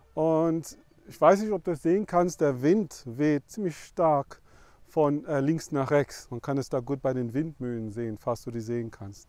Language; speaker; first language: German; non-native, fluent; English